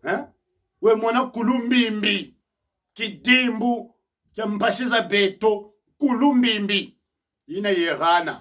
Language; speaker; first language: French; non-native, local second language; Kongo